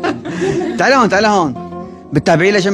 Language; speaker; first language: Arabic; native; Arabic